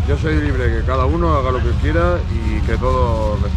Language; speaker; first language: Spanish; native; Spanish